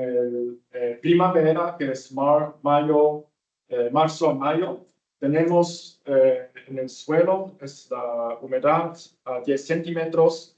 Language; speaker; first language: Spanish; non-native, fluent; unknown